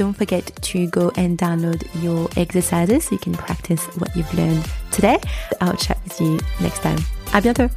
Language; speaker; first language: English; non-native, fluent; French